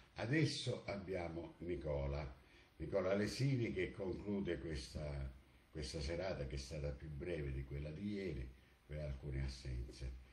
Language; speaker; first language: Italian; native; Italian